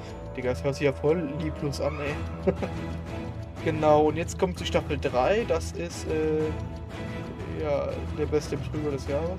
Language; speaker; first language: German; native; German